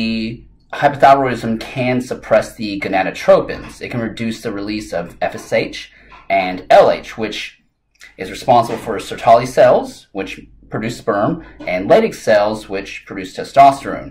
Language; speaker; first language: English; native; English